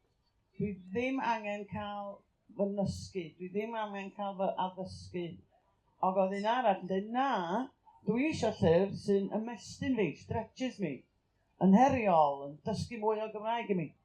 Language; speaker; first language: Welsh; native; Welsh